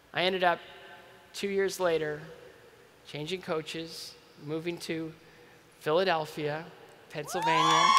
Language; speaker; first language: English; native; English